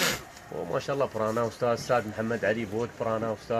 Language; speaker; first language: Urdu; non-native, learner; Arabic